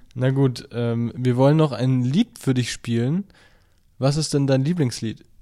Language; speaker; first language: German; native; German